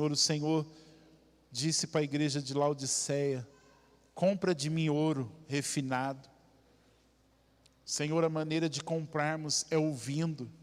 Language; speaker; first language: Portuguese; native; Portuguese